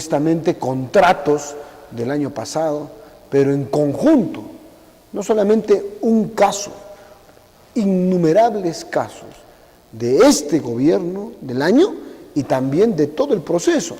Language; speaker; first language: Spanish; native; Spanish